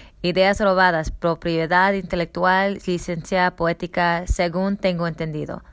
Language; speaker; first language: Spanish; non-native, learner; English